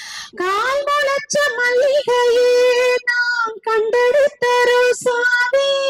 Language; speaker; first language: Tamil; native; Tamil